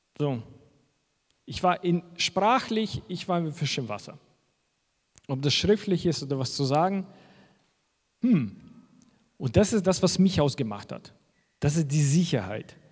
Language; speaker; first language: German; non-native, fluent; Russian